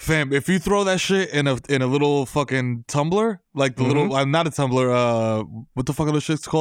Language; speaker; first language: English; early bilingual, other home language; Spanish